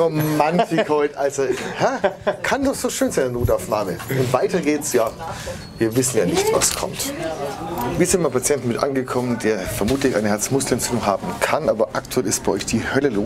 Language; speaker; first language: German; native; German